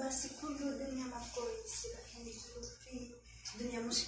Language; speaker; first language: Arabic; non-native, learner; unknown